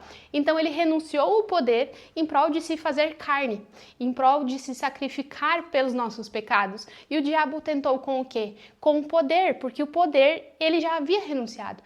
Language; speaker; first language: Portuguese; native; Portuguese